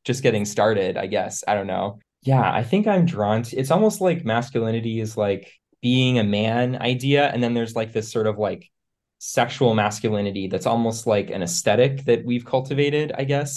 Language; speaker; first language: English; native; English